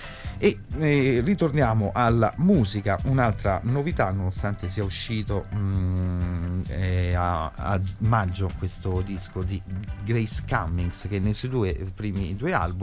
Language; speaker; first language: Italian; native; Italian